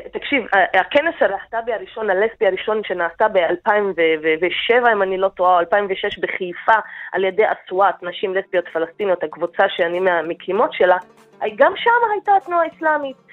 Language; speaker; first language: Hebrew; non-native, local second language; Arabic